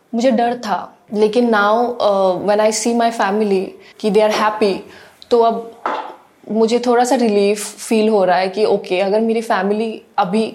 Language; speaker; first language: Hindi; non-native, local second language; Assamese